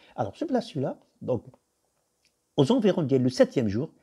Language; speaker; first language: French; non-native, local second language; Arabic